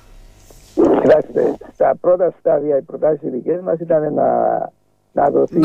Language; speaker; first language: Greek; native; Greek